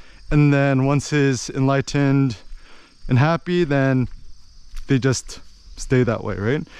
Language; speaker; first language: English; early bilingual, other home language; Korean